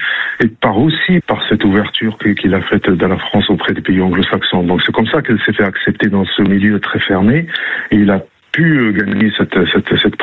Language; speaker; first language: French; non-native, local second language; Arabic